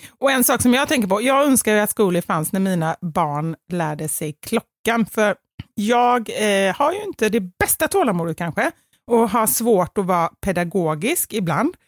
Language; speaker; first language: Swedish; native; Swedish